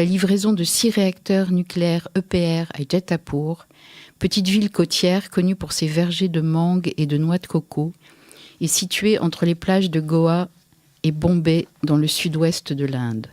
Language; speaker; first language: French; native; French